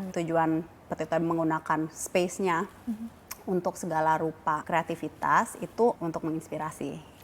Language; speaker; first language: Indonesian; early bilingual, heritage; Indonesian